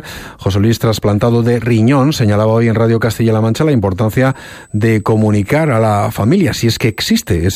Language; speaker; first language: Spanish; native; Spanish